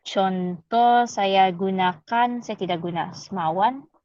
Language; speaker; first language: Malay; native; Malay